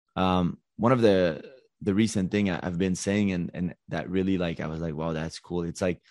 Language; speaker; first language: English; native; English